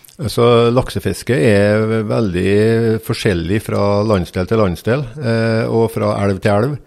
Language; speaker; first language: Norwegian; native; Norwegian